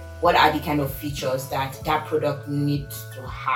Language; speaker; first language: English; non-native, local second language; Yoruba